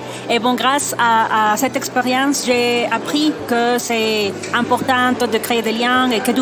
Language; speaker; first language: French; non-native, fluent; Spanish